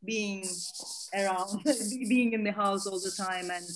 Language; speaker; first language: English; non-native, fluent; Turkish